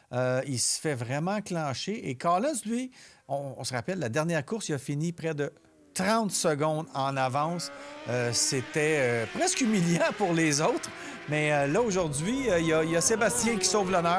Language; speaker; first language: French; native; French